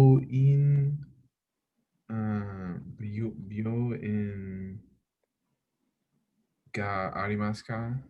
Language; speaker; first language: Japanese; non-native, learner; English